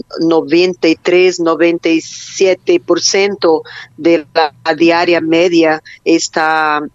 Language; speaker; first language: Spanish; non-native, learner; Portuguese